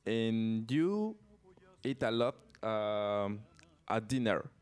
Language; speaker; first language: English; non-native, learner; Spanish